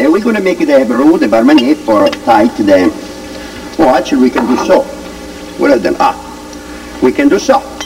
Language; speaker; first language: English; non-native, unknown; Italian